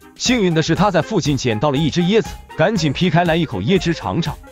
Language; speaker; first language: Chinese; native; Chinese